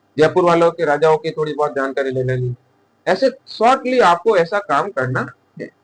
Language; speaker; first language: Hindi; native; Hindi